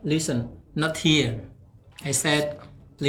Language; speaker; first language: English; non-native, fluent; Indonesian